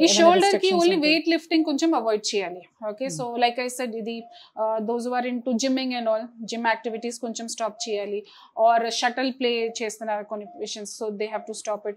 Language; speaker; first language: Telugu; non-native, fluent; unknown